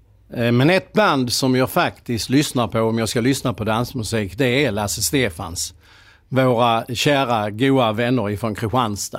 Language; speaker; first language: Swedish; native; Swedish